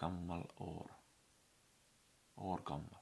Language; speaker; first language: Swedish; non-native, learner; Finnish